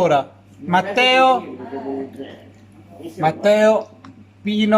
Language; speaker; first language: Italian; native; Italian